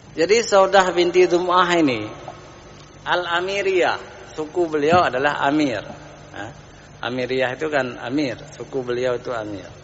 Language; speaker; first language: Indonesian; non-native, local second language; Achinese